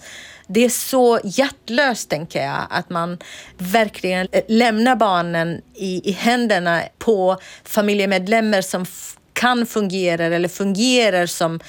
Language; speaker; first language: Swedish; non-native, fluent; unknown